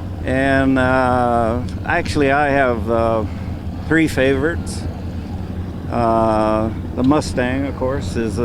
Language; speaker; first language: English; native; English